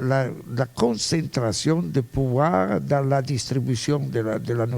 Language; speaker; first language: French; non-native, fluent; Italian